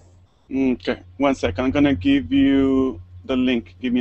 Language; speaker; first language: English; non-native, fluent; Spanish